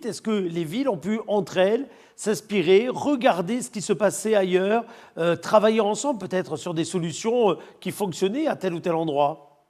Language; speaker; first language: French; native; French